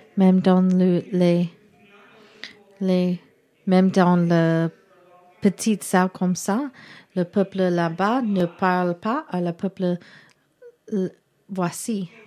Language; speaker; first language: French; non-native, learner; English